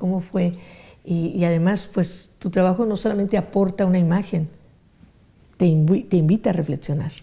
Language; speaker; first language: Spanish; native; Spanish